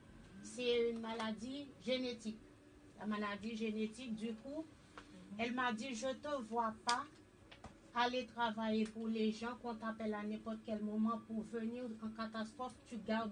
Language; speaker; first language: French; native; French